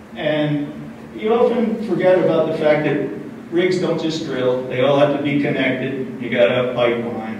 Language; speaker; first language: English; native; English